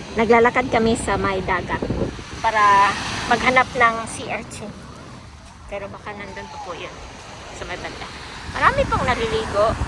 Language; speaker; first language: Filipino; non-native, local second language; Cebuano